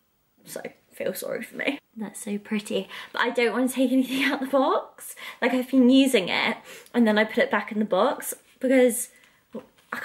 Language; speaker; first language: English; native; English